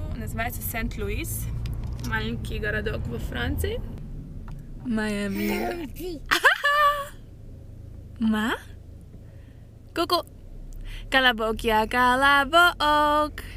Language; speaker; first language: Russian; early bilingual, heritage; Russian